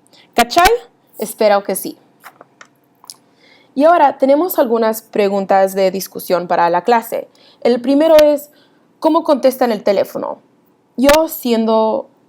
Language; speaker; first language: Spanish; early bilingual, heritage; Spanish